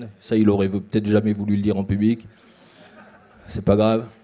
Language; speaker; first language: French; native; French